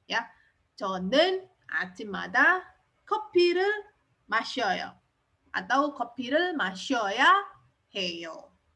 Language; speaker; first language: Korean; non-native, fluent; Indonesian